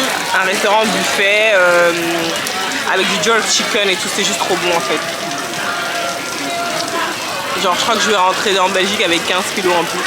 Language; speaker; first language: French; native; French